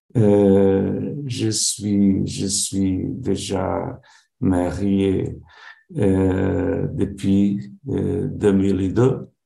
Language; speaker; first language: French; non-native, learner; Portuguese